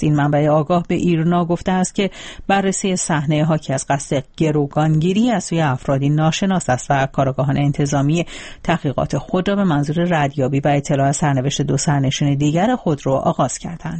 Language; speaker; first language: Persian; native; Persian